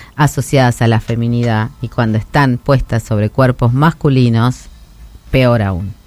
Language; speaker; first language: Spanish; native; Spanish